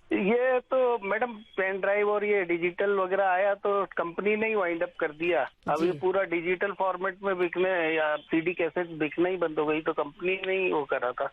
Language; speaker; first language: Hindi; native; Hindi